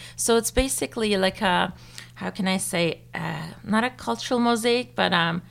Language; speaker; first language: English; non-native, fluent; Turkish